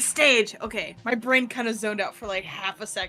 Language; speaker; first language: English; native; English